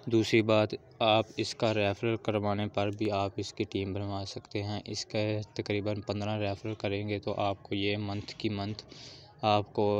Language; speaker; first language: Urdu; non-native, local second language; Punjabi